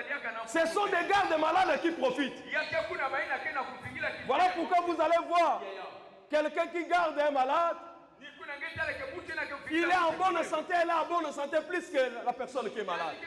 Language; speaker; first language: French; non-native, local second language; Lingala